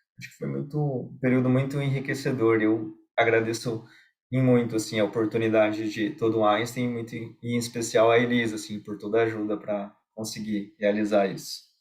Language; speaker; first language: Portuguese; native; Portuguese